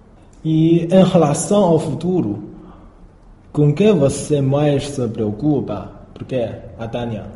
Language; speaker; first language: Portuguese; non-native, fluent; Chinese